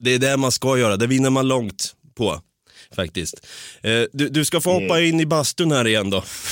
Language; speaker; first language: Swedish; native; Swedish